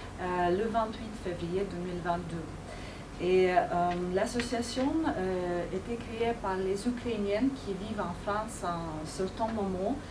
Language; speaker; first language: French; non-native, fluent; Ukrainian